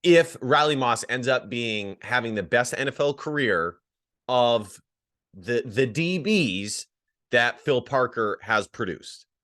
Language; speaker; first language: English; native; English